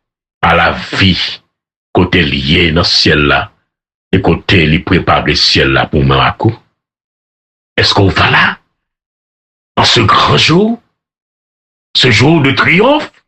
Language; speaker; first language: French; non-native, local second language; Haitian Creole